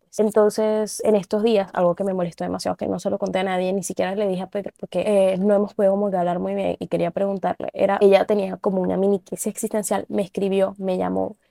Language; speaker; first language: Spanish; native; Spanish